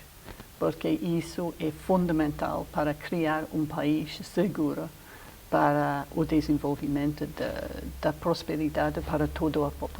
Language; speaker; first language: Portuguese; non-native, fluent; English